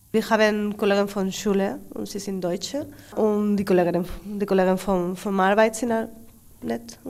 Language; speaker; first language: German; non-native, learner; Spanish